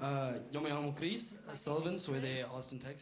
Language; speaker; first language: Spanish; non-native, learner; English